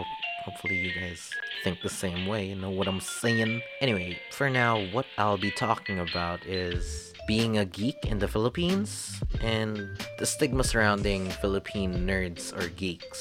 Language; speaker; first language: English; non-native, local second language; Filipino